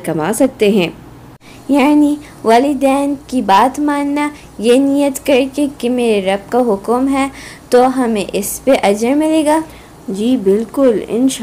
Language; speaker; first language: Hindi; native; Hindi